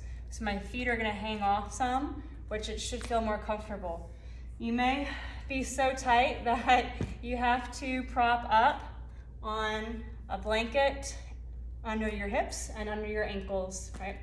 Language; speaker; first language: English; native; English